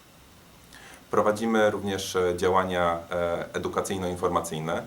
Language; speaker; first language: Polish; native; Polish